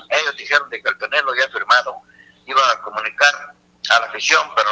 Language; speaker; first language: Spanish; native; Spanish